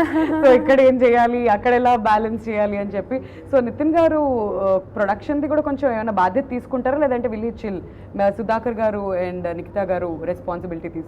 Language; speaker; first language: Telugu; native; Telugu